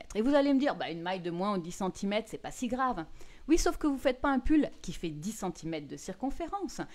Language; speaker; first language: French; native; French